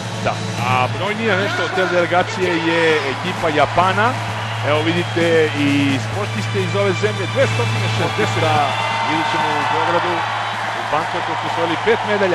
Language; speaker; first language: Bosnian; native; Bosnian